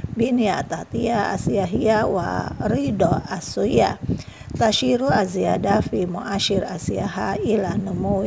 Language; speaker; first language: Arabic; non-native, fluent; Indonesian